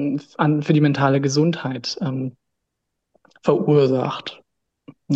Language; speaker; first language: German; native; German